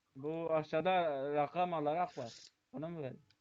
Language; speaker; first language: Turkish; non-native, learner; Arabic